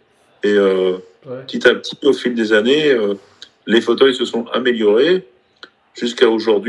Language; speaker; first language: French; native; French